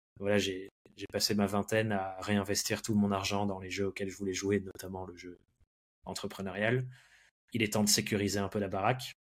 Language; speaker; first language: French; early bilingual, other home language; English